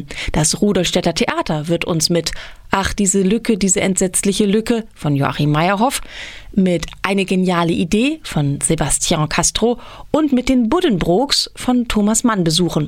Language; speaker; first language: German; native; German